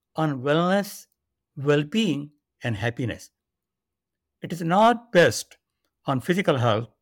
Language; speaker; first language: English; non-native, local second language; Marathi